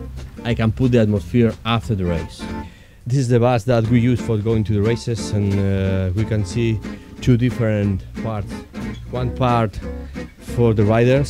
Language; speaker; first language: English; non-native, learner; Spanish